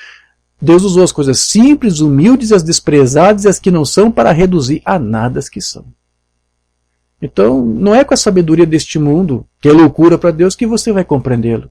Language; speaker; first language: Portuguese; native; Portuguese